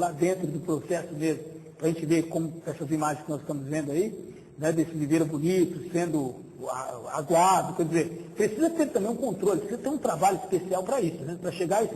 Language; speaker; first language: Portuguese; native; Portuguese